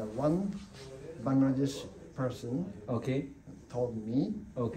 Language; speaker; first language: English; non-native, learner; Japanese